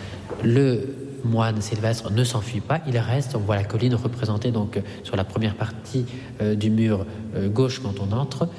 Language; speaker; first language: French; non-native, fluent; Italian